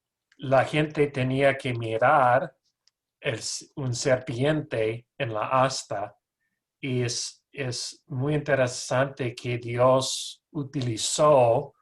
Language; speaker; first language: Spanish; non-native, fluent; English